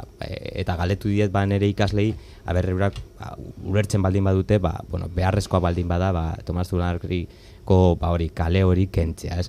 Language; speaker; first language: Basque; native; Basque